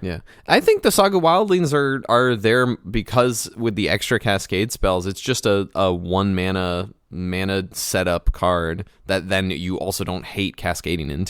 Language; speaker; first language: English; native; English